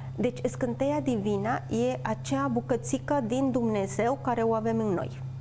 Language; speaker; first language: Romanian; non-native, fluent; Spanish